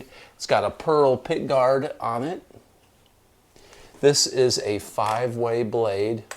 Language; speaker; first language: English; native; English